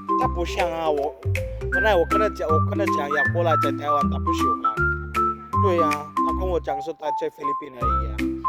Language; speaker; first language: Chinese; non-native, learner; Filipino